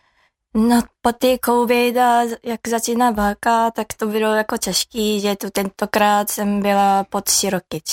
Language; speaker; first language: Czech; non-native, learner; Japanese